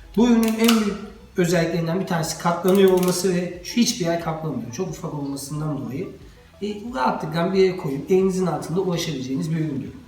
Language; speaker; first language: Turkish; native; Turkish